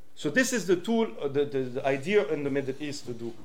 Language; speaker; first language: English; non-native, fluent; French